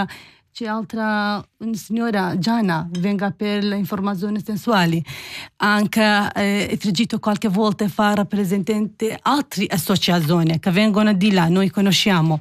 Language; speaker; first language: Italian; non-native, learner; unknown